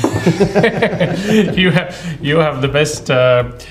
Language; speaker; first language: English; non-native, fluent; Estonian